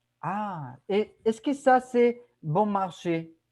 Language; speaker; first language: French; non-native, fluent; Spanish